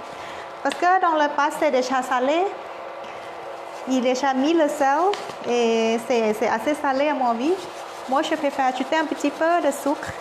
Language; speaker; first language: French; non-native, learner; Thai